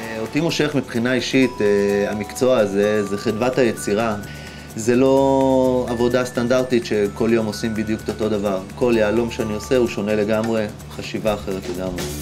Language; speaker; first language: Hebrew; native; Hebrew